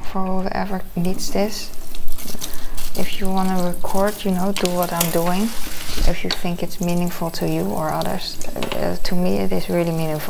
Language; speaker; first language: English; non-native, fluent; Dutch